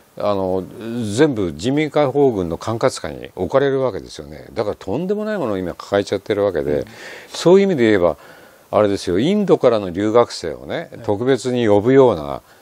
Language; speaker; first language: Japanese; native; Japanese